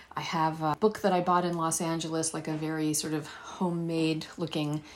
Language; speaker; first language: English; early bilingual, heritage; Persian